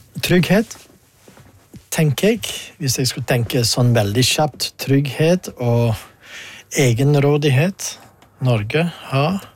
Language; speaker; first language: Norwegian; non-native, fluent; Dutch